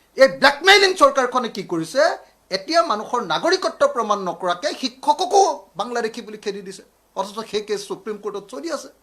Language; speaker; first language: Assamese; native; Assamese